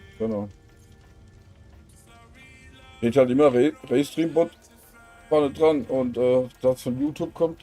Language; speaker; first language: German; native; German